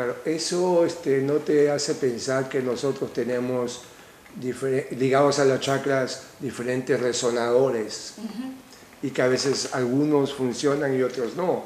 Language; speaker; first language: Spanish; native; Spanish